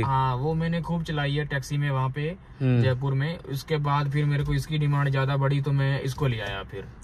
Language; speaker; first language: Hindi; native; Hindi